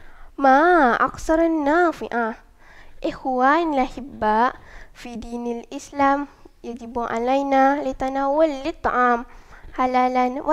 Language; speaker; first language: Arabic; non-native, learner; Malay